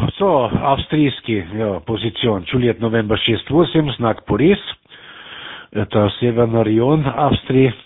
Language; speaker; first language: Russian; non-native, learner; German